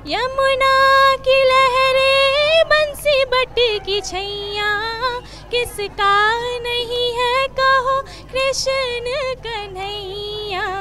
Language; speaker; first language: Hindi; native; Hindi